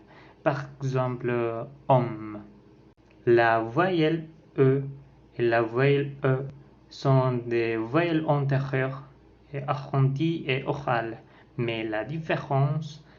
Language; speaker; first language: French; non-native, learner; Spanish